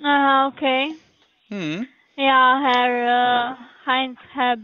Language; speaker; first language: German; non-native, learner; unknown